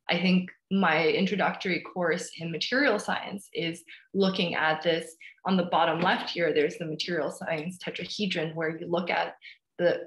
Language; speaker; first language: English; early bilingual, other home language; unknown